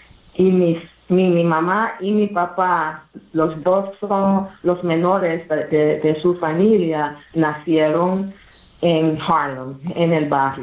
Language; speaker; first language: Spanish; early bilingual, heritage; English